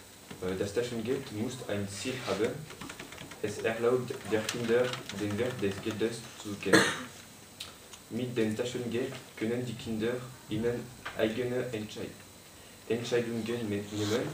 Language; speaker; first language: German; non-native, learner; French